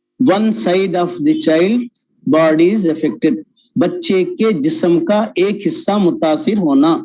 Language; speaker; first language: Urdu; native; Urdu